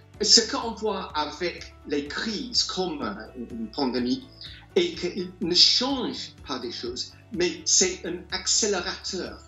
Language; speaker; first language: French; non-native, fluent; English